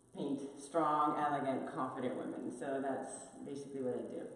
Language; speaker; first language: English; non-native, fluent; Spanish